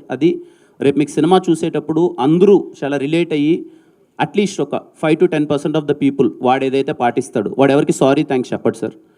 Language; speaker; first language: Telugu; native; Telugu